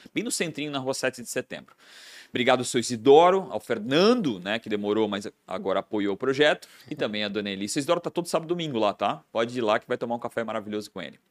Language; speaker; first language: Portuguese; native; Portuguese